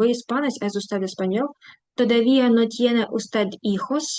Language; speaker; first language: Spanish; non-native, fluent; Ukrainian